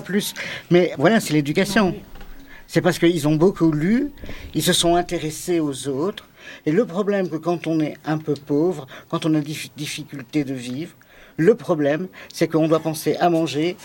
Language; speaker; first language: French; native; French